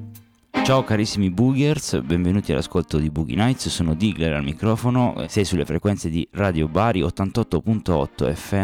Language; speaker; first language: Italian; native; Italian